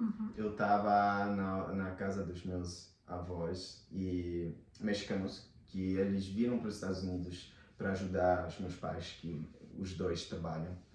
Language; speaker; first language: Portuguese; non-native, fluent; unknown